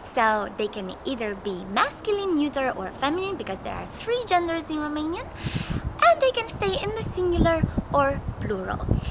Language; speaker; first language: English; non-native, fluent; Romanian